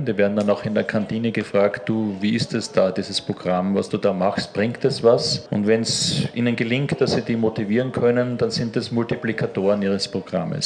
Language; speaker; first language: German; native; German